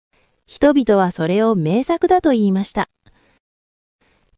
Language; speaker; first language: Japanese; non-native, fluent; Korean